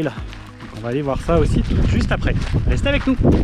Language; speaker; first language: French; native; French